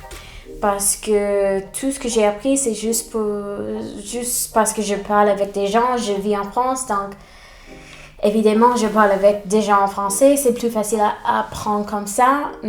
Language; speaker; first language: French; non-native, fluent; English